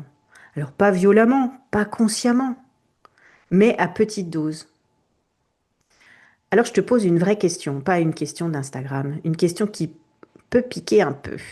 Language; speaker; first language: French; native; French